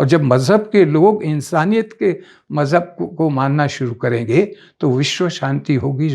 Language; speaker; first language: Hindi; native; Hindi